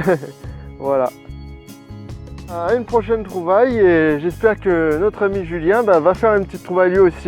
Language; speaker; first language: French; native; French